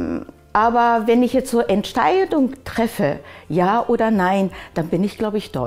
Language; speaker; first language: German; early bilingual, other home language; Japanese